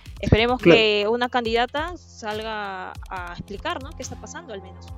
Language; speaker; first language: Spanish; native; Spanish